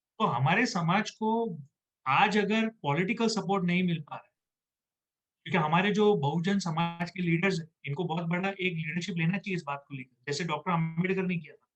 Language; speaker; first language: Hindi; non-native, local second language; Marathi